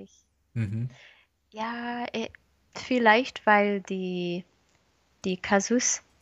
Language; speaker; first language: German; non-native, learner; Spanish